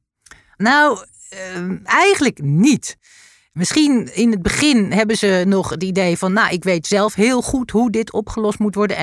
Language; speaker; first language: Dutch; native; Dutch